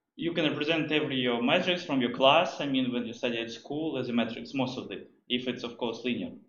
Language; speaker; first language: English; non-native, fluent; Russian